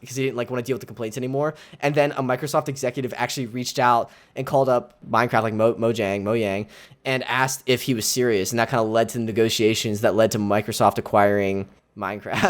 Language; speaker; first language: English; native; English